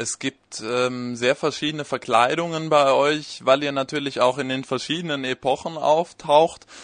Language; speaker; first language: German; native; German